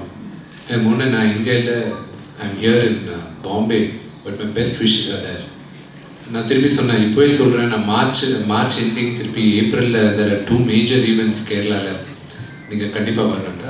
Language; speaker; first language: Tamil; non-native, local second language; Telugu